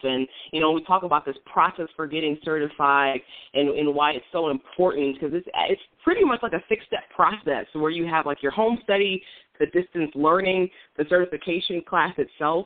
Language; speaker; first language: English; native; English